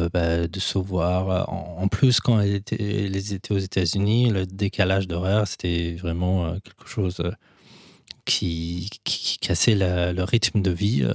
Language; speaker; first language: French; non-native, fluent; Persian